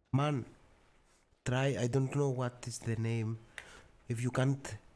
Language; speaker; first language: English; non-native, learner; Greek